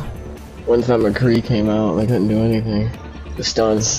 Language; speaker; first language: English; native; English